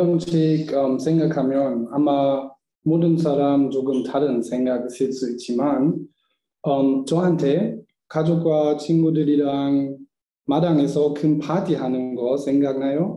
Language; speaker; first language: Korean; non-native, learner; German